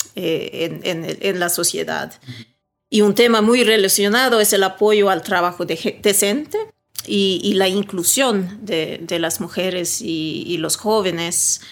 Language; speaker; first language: Spanish; early bilingual, heritage; Swedish